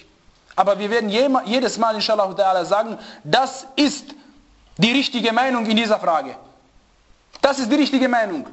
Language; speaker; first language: German; non-native, fluent; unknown